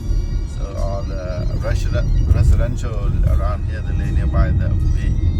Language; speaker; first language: English; non-native, learner; Khmer